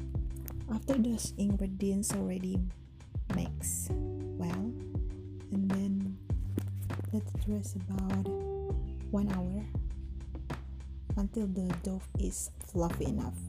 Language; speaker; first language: English; non-native, learner; Indonesian